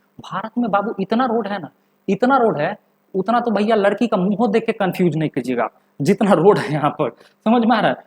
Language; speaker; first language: Hindi; native; Hindi